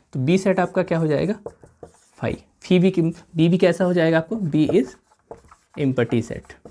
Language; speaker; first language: Hindi; native; Hindi